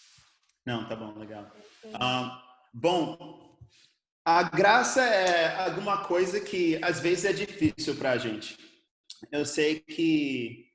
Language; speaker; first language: Portuguese; early bilingual, other home language; English